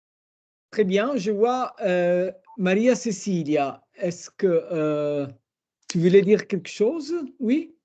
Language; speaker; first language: French; non-native, fluent; Italian